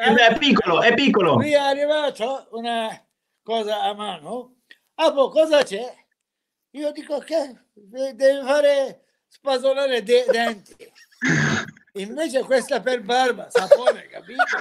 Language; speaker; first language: Italian; non-native, learner; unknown